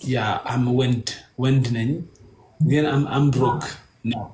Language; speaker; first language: English; non-native, learner; Amharic